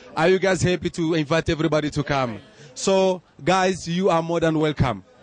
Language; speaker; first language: English; non-native, fluent; Lingala